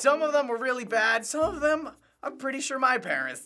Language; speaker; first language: English; native; English